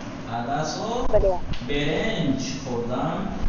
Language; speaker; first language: Persian; non-native, fluent; Urdu